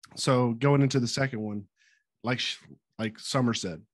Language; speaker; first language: English; native; English